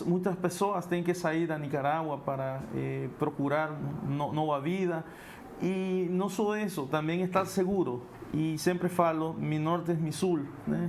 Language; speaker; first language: Portuguese; non-native, fluent; Spanish